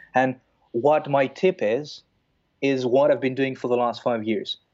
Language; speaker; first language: English; non-native, fluent; Greek